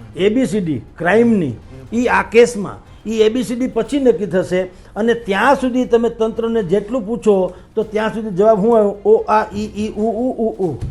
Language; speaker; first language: Gujarati; native; Gujarati